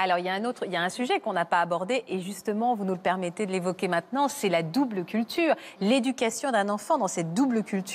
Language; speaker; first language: French; native; French